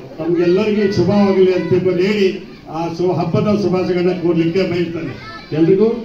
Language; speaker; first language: Kannada; native; Kannada